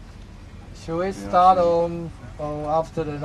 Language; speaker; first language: English; non-native, learner; Chinese